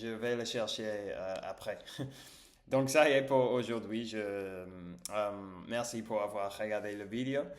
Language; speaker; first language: French; non-native, learner; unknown